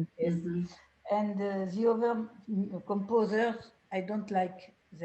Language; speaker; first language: English; non-native, learner; French